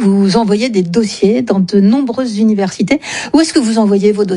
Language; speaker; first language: French; native; French